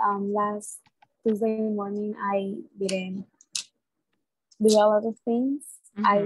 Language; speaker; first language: English; non-native, learner; Spanish